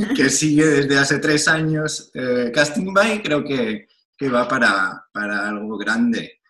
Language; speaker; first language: Spanish; non-native, fluent; French